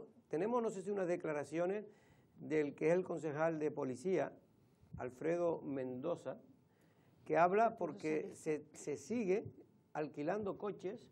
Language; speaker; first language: Spanish; native; Spanish